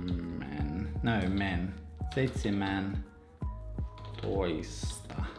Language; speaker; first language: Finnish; non-native, learner; English